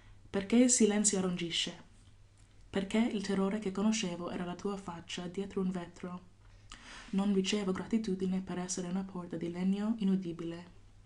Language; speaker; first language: Italian; non-native, fluent; English